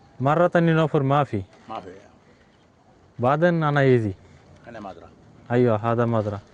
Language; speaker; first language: Arabic; non-native, learner; Bangla